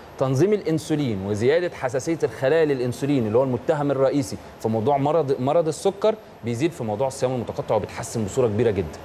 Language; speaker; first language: Egyptian Arabic; native; Egyptian Arabic